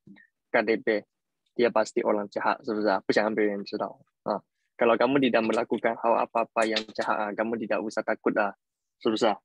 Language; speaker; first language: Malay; non-native, fluent; Chinese